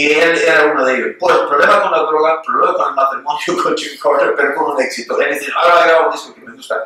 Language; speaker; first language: Spanish; non-native, fluent; Swedish